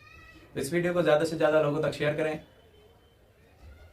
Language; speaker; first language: Hindi; native; Hindi